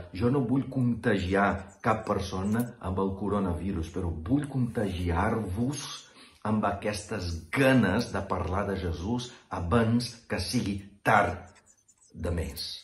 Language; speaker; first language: Catalan; non-native, fluent; Portuguese